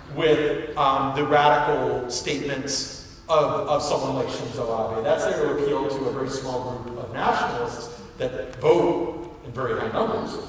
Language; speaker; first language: English; native; English